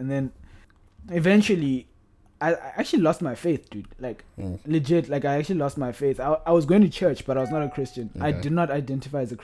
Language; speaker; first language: English; non-native, local second language; Northern Sotho